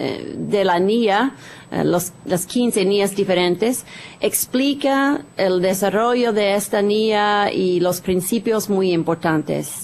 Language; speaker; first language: Spanish; non-native, fluent; English